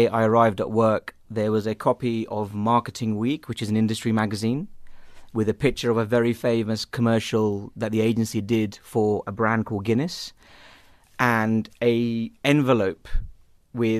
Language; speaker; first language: English; native; English